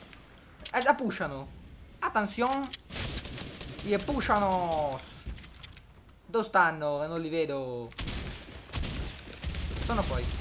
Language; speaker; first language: Italian; native; Italian